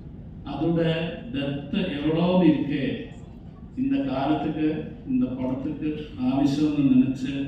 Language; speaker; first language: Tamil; non-native, learner; Malayalam